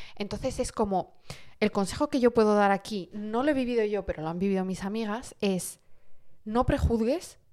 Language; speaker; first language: Spanish; early bilingual, heritage; Arabic